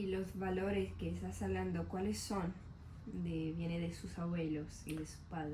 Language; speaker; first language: Spanish; non-native, learner; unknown